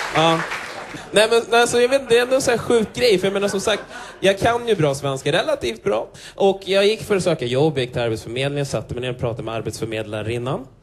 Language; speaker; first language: Swedish; native; Swedish